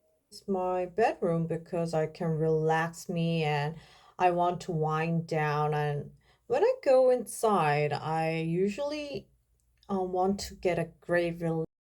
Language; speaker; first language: English; non-native, learner; Korean